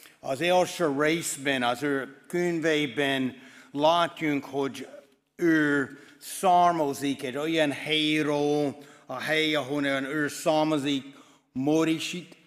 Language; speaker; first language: Hungarian; non-native, fluent; English